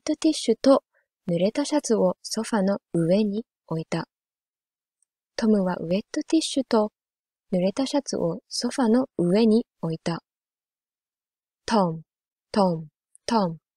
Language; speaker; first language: Japanese; non-native, fluent; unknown